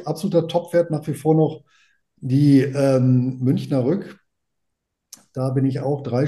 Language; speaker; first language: German; native; German